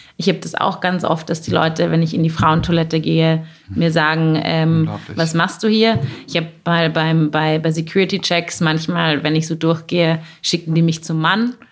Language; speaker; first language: German; native; German